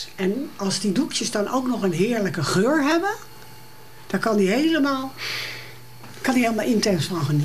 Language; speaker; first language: Dutch; native; Dutch